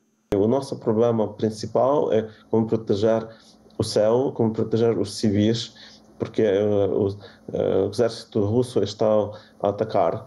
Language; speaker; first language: Portuguese; non-native, fluent; Ukrainian